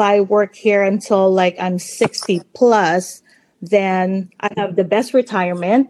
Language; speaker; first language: English; non-native, local second language; Filipino